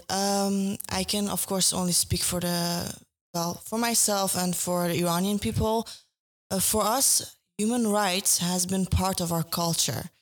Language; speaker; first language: English; non-native, fluent; Persian